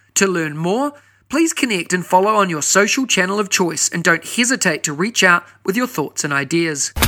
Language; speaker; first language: English; native; English